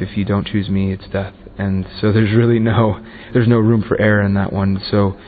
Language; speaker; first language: English; native; English